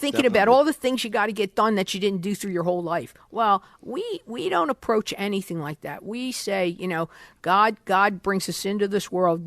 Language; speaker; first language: English; native; English